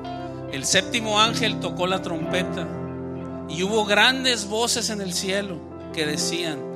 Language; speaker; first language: Spanish; native; Spanish